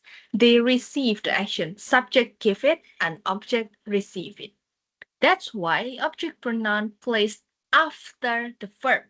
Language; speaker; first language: English; non-native, fluent; Indonesian